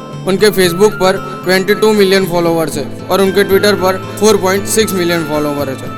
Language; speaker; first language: Hindi; native; Hindi